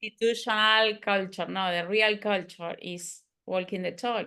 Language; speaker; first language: English; non-native, learner; Spanish